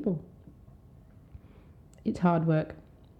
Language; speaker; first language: English; non-native, local second language; Swahili